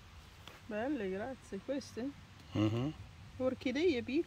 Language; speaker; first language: Italian; non-native, learner; Arabic